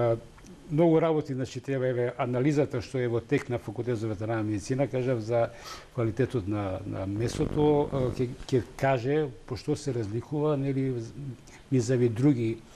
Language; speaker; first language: Macedonian; native; Macedonian